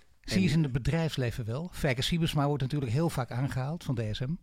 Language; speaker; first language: Dutch; native; Dutch